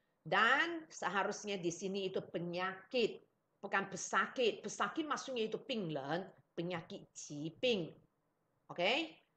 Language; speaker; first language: Malay; non-native, local second language; Chinese